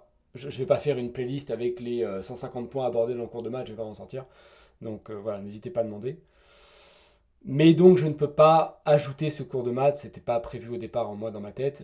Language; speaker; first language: French; native; French